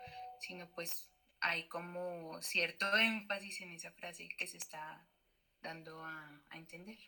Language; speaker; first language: Spanish; native; Spanish